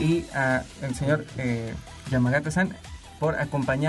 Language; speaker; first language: Spanish; native; Spanish